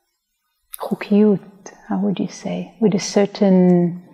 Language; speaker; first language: English; non-native, fluent; Hebrew